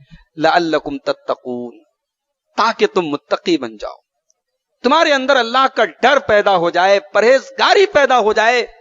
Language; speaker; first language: Urdu; native; Urdu